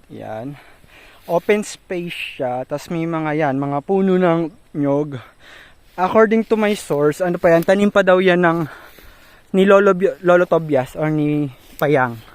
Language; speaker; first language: Filipino; non-native, local second language; Bikol